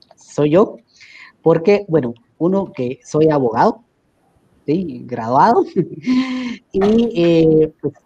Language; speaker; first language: Spanish; native; Spanish